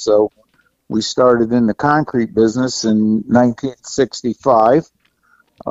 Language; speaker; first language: English; native; English